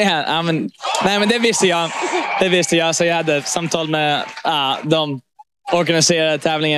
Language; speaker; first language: Swedish; early bilingual, heritage; English